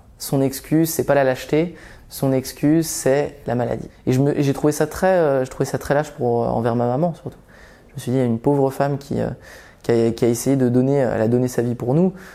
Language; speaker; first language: French; early bilingual, other home language; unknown